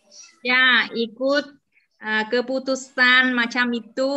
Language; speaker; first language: Indonesian; non-native, learner; Vietnamese